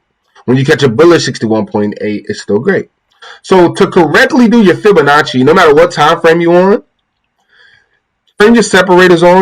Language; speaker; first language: English; native; English